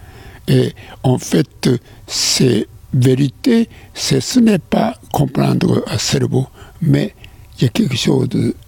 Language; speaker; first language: French; non-native, learner; Japanese